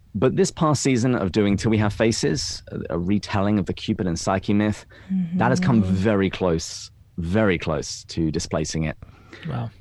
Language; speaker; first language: English; native; English